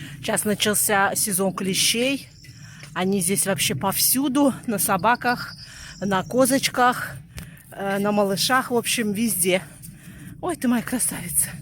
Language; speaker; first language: Russian; native; Russian